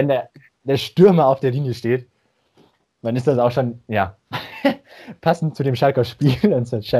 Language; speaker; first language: German; native; German